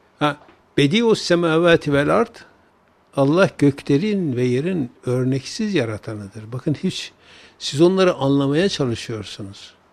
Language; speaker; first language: Turkish; native; Turkish